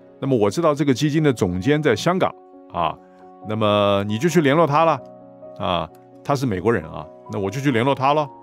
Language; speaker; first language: Chinese; non-native, local second language; Cantonese